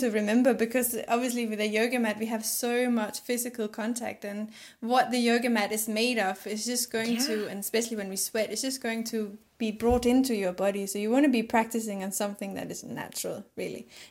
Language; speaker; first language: English; non-native, fluent; Danish